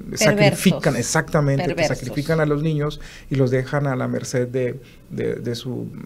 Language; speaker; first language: Spanish; native; Spanish